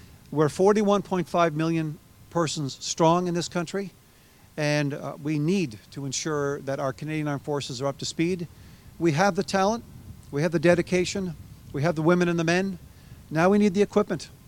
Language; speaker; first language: English; native; English